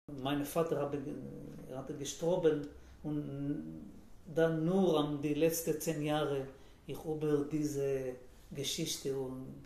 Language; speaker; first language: German; non-native, learner; Hebrew